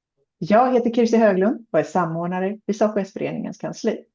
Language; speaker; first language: Swedish; native; Swedish